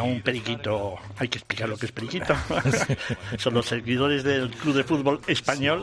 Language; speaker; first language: Spanish; native; Spanish